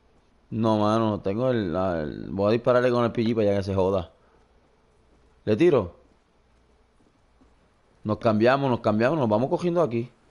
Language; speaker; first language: Spanish; native; Spanish